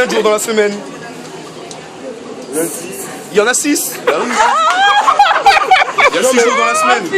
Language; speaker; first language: French; native; French